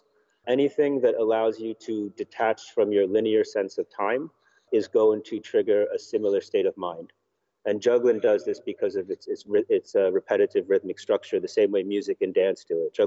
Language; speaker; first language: English; native; English